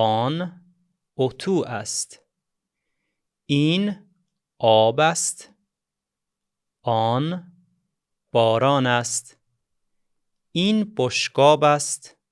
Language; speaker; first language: Persian; non-native, fluent; Azerbaijani